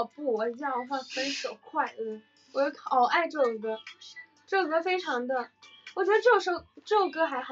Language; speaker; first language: Chinese; native; Chinese